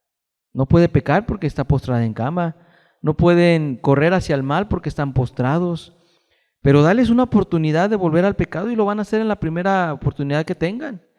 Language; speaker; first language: Spanish; native; Spanish